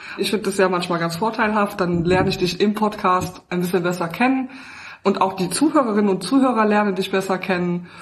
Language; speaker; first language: German; native; German